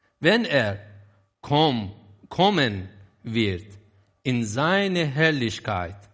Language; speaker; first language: German; non-native, learner; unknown